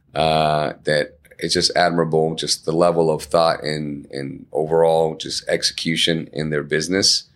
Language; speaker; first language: English; early bilingual, other home language; Spanish